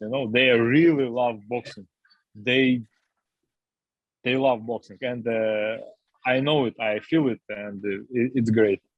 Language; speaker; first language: English; non-native, learner; Russian